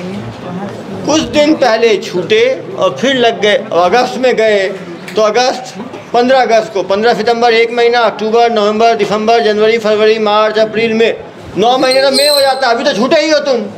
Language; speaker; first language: Hindi; native; Hindi